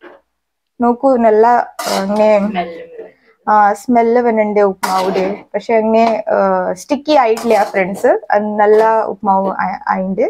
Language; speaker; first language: Malayalam; non-native, learner; Hindi